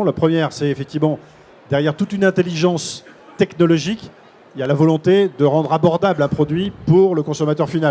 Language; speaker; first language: French; native; French